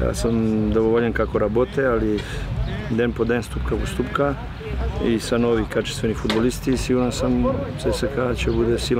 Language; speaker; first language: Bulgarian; non-native, learner; Serbian